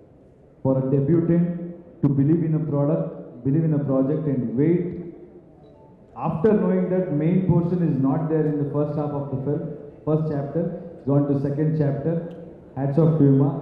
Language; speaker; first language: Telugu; non-native, learner; Kannada